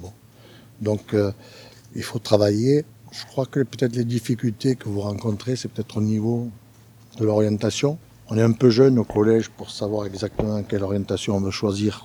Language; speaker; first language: French; native; French